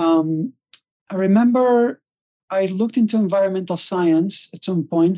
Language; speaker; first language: English; non-native, fluent; Catalan